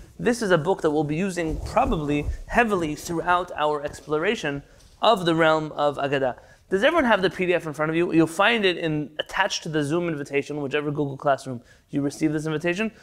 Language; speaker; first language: English; native; English